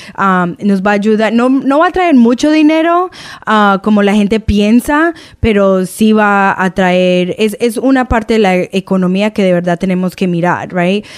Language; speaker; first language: Spanish; early bilingual, heritage; Spanish